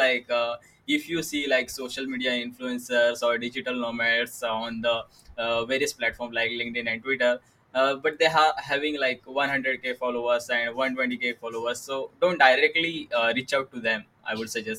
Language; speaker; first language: English; non-native, local second language; Marathi